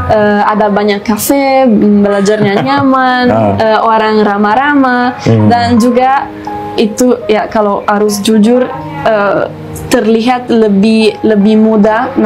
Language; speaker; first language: Indonesian; non-native, fluent; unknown